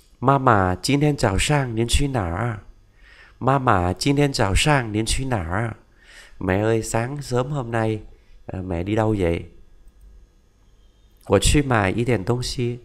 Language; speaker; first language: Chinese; non-native, fluent; Vietnamese